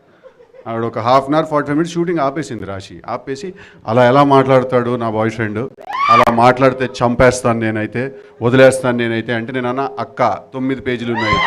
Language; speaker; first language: Telugu; native; Telugu